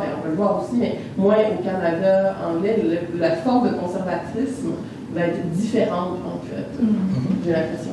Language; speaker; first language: French; native; French